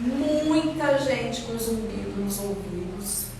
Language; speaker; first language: Portuguese; native; Portuguese